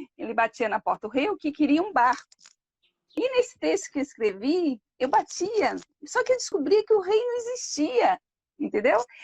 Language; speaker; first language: Portuguese; native; Portuguese